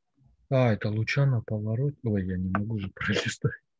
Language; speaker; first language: Russian; native; Russian